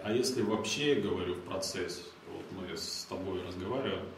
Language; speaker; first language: Russian; native; Russian